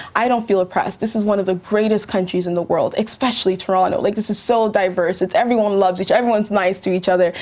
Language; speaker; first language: English; native; English